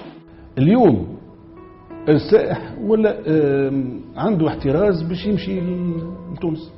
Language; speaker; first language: Arabic; native; Arabic